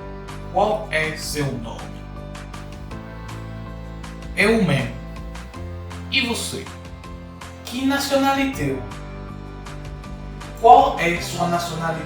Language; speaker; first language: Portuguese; non-native, learner; Haitian Creole